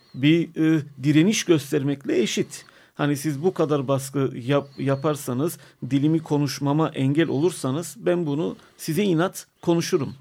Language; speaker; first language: Turkish; non-native, local second language; Armenian